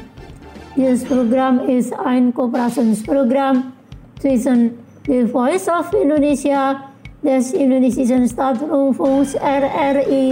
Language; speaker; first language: German; non-native, fluent; Indonesian